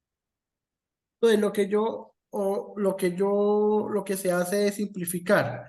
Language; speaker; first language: Spanish; native; Spanish